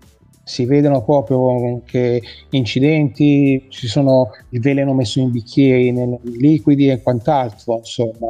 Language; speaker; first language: Italian; native; Italian